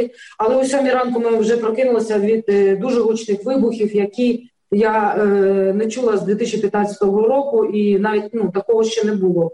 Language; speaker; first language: Ukrainian; native; Ukrainian